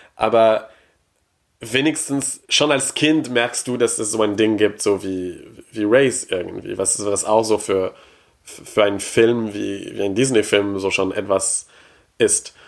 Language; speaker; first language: German; non-native, fluent; French